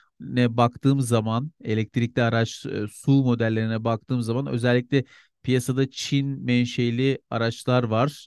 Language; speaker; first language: Turkish; native; Turkish